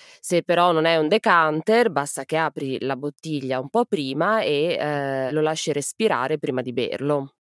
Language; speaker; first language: Italian; native; Italian